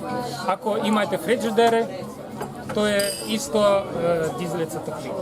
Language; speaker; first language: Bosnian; non-native, learner; Ukrainian